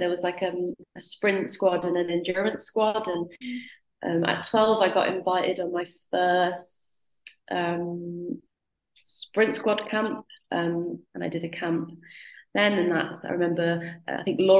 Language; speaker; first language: English; native; English